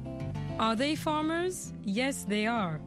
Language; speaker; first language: English; non-native, fluent; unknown